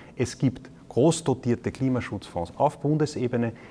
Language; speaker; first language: German; native; German